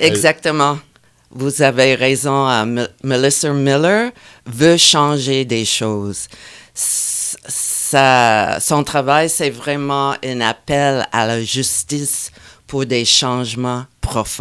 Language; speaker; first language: French; non-native, fluent; English